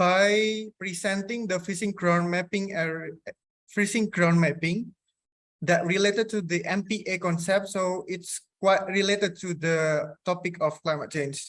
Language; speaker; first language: English; non-native, fluent; Indonesian